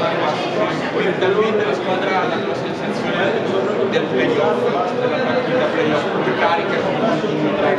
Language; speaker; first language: Italian; native; Italian